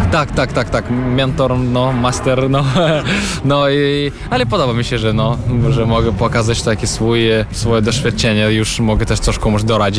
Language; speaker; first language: Polish; non-native, fluent; Russian